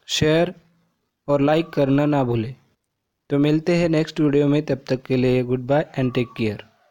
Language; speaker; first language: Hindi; non-native, local second language; Marathi